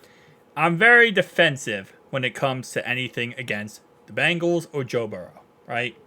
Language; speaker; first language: English; native; English